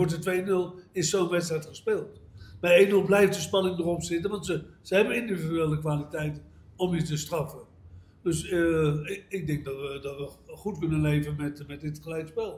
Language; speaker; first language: Dutch; native; Dutch